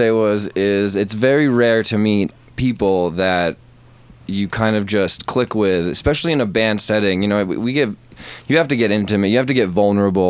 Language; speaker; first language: English; native; English